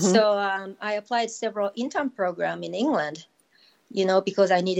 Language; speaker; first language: English; non-native, fluent; Japanese